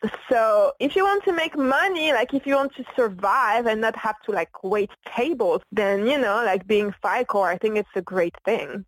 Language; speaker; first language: English; non-native, fluent; French